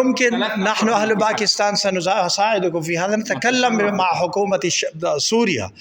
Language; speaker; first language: Arabic; non-native, fluent; Pashto